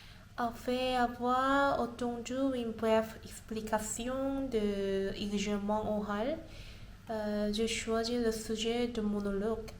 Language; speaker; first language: French; non-native, learner; Korean